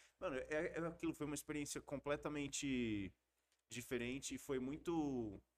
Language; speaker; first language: Portuguese; early bilingual, heritage; Portuguese